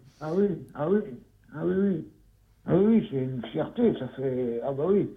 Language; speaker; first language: French; native; French